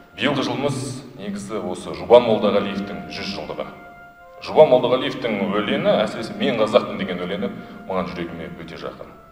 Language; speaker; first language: Kazakh; non-native, local second language; Russian